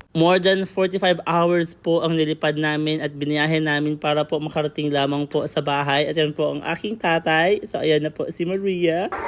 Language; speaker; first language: Filipino; native; Filipino